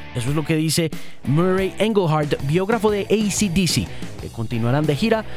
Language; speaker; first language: Spanish; native; Spanish